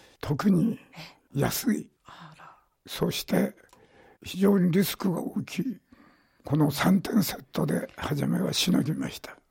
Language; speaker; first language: Japanese; native; Japanese